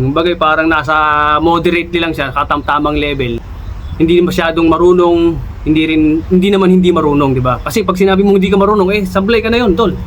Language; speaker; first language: Filipino; native; Filipino